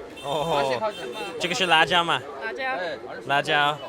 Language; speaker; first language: Chinese; non-native, fluent; English